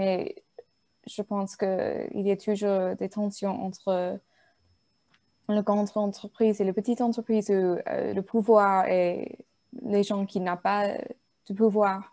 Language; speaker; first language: French; non-native, learner; English